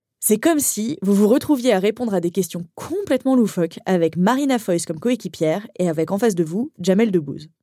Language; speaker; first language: French; native; French